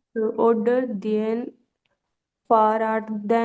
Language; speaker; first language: German; non-native, learner; Hindi